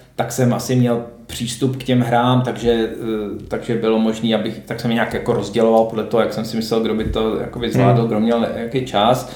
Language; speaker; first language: Czech; native; Czech